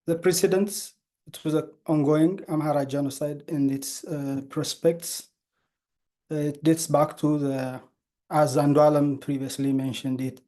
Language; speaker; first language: English; non-native, local second language; Amharic